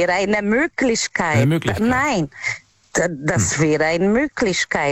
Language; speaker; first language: German; non-native, learner; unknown